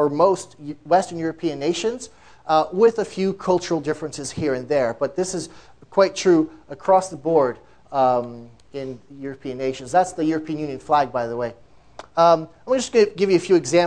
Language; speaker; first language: English; native; English